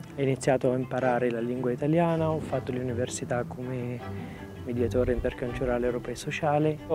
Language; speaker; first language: Italian; non-native, fluent; Arabic